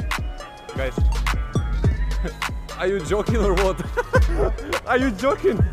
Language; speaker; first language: English; non-native, learner; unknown